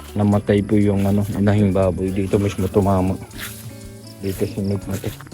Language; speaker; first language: Filipino; non-native, local second language; Bikol